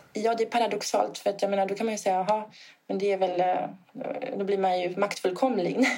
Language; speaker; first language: Swedish; non-native, fluent; Italian